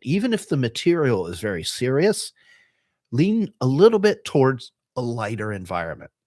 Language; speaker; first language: English; native; English